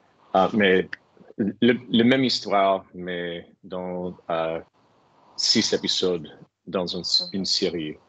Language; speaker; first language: French; non-native, fluent; English